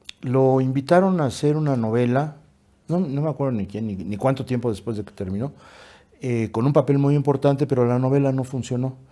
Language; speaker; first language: Spanish; native; Spanish